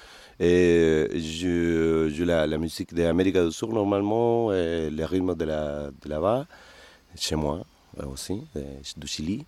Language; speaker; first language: French; non-native, fluent; Spanish